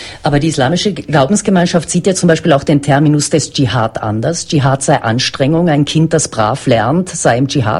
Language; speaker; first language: German; native; German